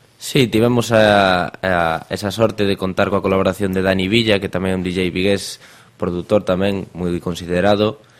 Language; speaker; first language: Galician; non-native, local second language; Spanish